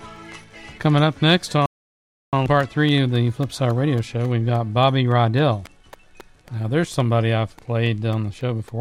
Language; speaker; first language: English; native; English